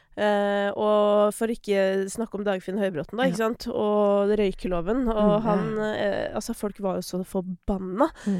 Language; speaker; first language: Norwegian; native; Norwegian